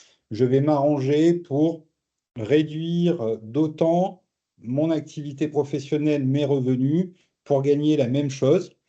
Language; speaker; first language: French; native; French